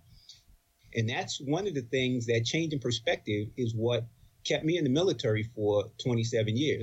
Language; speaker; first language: English; native; English